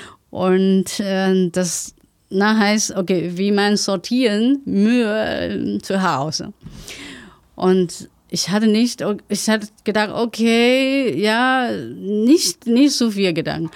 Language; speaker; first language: German; non-native, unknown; Chinese